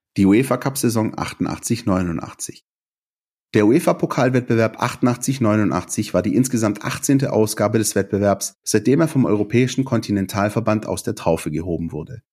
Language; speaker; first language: German; native; German